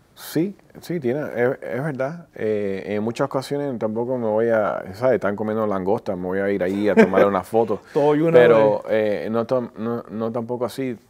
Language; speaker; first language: Spanish; early bilingual, heritage; Spanish